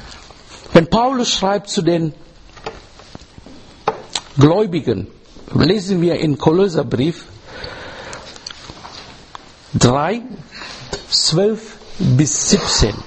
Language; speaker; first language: German; non-native, learner; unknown